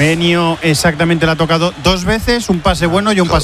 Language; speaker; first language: Spanish; native; Spanish